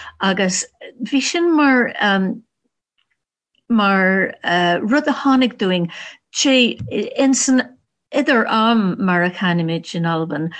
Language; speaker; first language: Irish; non-native, learner; English